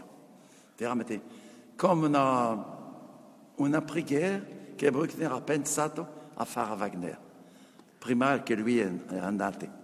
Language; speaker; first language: Italian; non-native, fluent; French